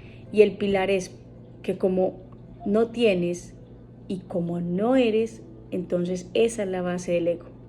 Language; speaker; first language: Spanish; native; Spanish